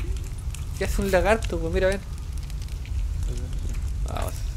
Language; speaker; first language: Spanish; native; Spanish